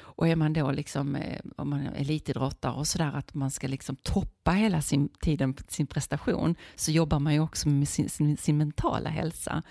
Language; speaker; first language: Swedish; native; Swedish